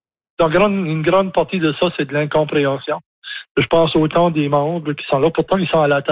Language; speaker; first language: French; native; French